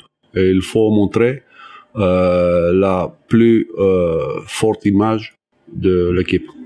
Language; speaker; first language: French; non-native, learner; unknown